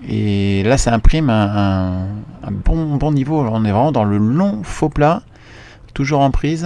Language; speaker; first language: French; native; French